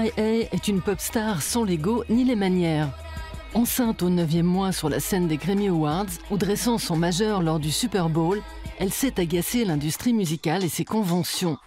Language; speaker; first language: French; native; French